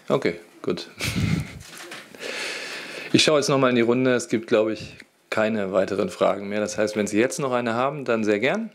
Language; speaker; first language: German; native; German